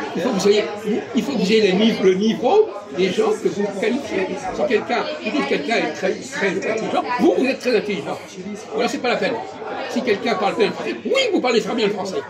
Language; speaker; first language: French; native; French